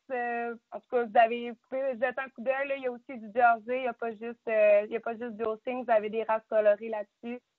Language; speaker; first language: French; native; French